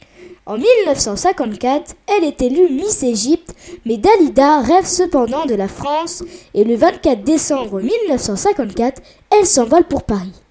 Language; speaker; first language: French; native; French